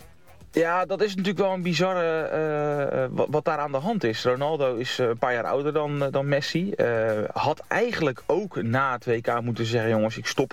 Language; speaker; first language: Dutch; native; Dutch